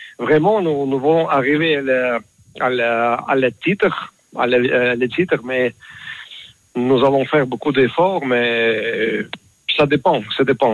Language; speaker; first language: French; non-native, learner; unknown